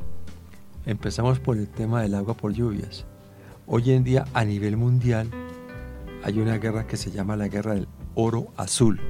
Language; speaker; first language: Spanish; native; Spanish